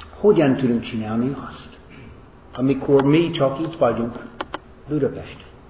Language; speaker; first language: Hungarian; non-native, fluent; English